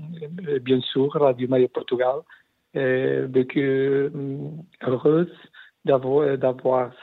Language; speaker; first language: French; non-native, learner; Portuguese